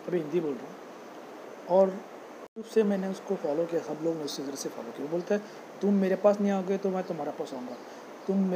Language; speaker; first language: Hindi; non-native, local second language; Marathi